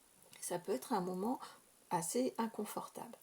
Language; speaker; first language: French; native; French